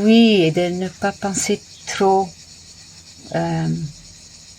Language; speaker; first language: French; non-native, fluent; Dutch